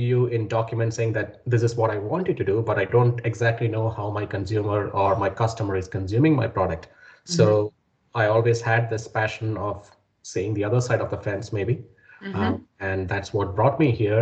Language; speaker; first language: English; non-native, local second language; Malayalam